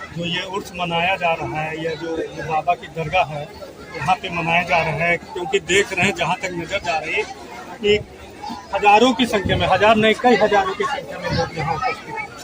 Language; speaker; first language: Hindi; native; Hindi